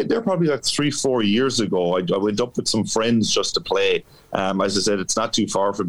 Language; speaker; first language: English; native; English